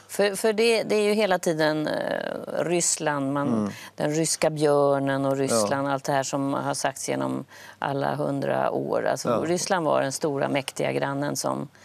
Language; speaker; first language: Swedish; native; Swedish